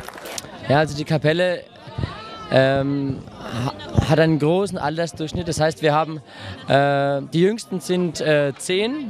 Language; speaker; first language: German; native; German